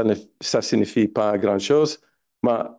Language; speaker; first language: French; non-native, fluent; English